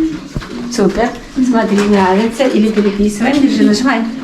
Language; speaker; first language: Russian; native; Russian